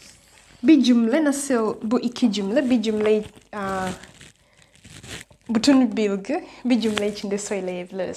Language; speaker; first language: Turkish; non-native, fluent; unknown